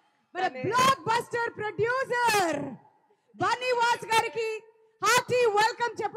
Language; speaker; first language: Telugu; native; Telugu